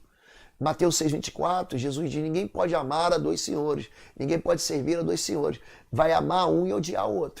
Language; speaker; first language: Portuguese; native; Portuguese